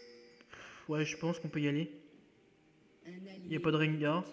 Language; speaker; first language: French; native; French